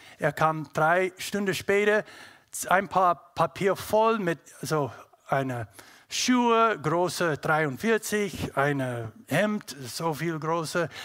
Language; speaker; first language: German; non-native, learner; English